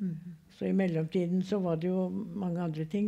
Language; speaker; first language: Norwegian; native; Norwegian